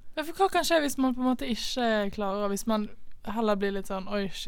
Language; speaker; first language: Norwegian; native; Norwegian